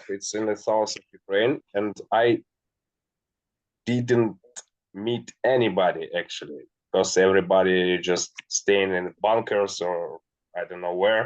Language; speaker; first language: English; non-native, learner; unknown